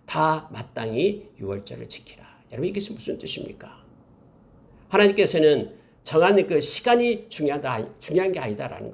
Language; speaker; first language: Korean; native; Korean